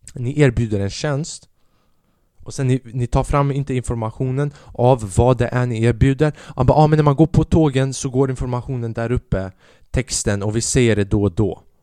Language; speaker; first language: Swedish; early bilingual, other home language; Albanian